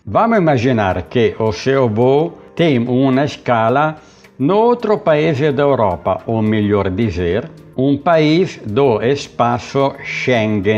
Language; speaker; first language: Portuguese; non-native, learner; Italian